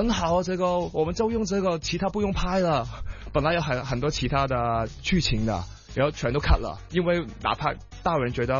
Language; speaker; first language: Chinese; non-native, fluent; Cantonese